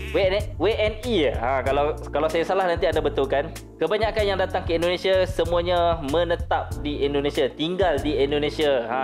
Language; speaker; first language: Malay; native; Malay